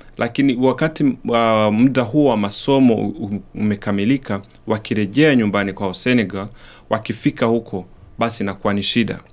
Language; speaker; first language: Swahili; non-native, local second language; Rundi